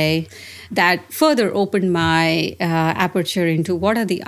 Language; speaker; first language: English; non-native, local second language; Telugu